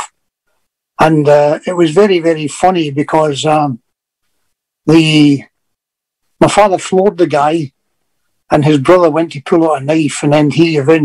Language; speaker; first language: English; native; English